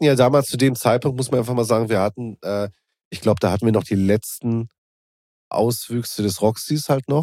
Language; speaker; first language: German; native; German